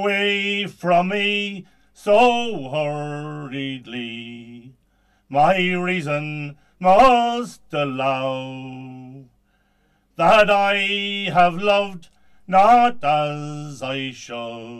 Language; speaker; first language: English; native; English